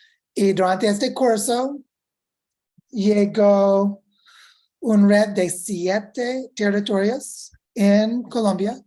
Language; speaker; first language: Spanish; non-native, fluent; English